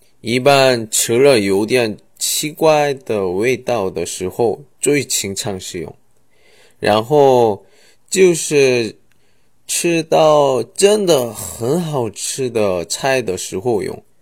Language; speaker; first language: Chinese; non-native, fluent; Korean